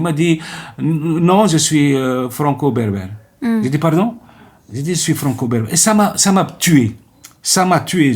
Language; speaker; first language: French; non-native, local second language; Arabic